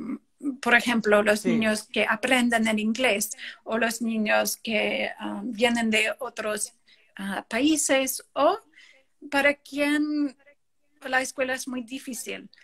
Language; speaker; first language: Spanish; non-native, fluent; English